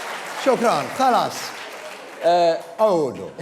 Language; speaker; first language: Arabic; non-native, learner; English